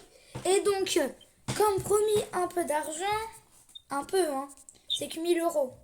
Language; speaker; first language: French; native; French